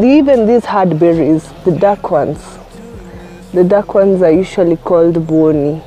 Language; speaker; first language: English; non-native, local second language; Kikuyu